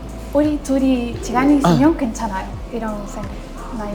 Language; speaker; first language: Korean; non-native, learner; Spanish